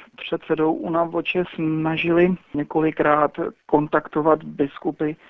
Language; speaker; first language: Czech; native; Czech